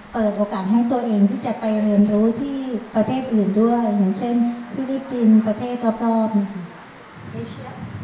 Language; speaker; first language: Thai; native; Thai